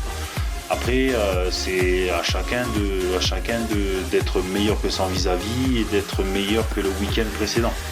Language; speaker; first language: French; native; French